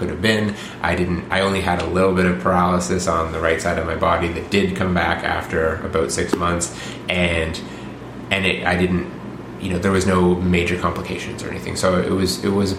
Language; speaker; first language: English; native; English